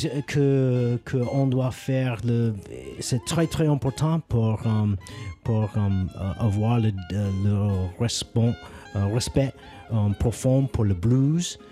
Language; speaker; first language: French; non-native, learner; English